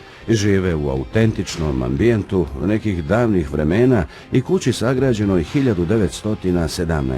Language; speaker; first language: Bosnian; native; Bosnian